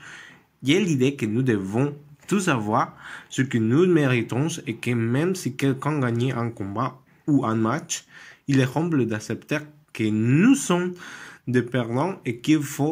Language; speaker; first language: French; non-native, learner; Spanish